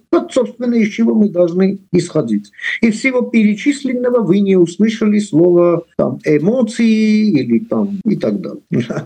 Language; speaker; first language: Russian; non-native, local second language; Armenian